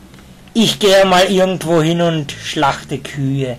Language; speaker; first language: German; native; German